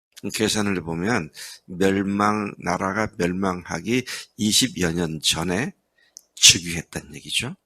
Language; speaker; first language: Korean; native; Korean